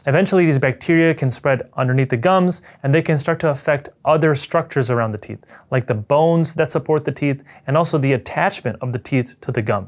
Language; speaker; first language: English; native; English